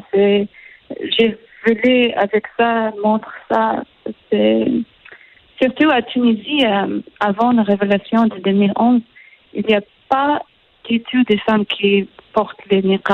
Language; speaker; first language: French; non-native, learner; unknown